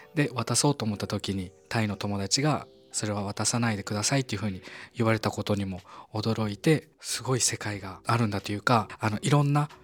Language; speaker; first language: Japanese; native; Japanese